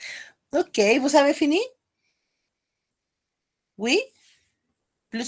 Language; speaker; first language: French; non-native, fluent; Spanish